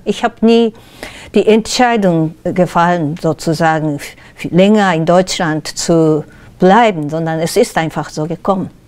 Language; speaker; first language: German; non-native, fluent; Japanese